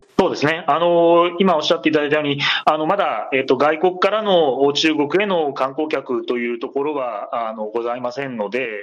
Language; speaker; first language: Japanese; native; Japanese